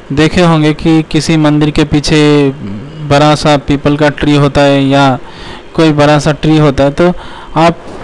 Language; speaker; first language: Hindi; non-native, local second language; Bangla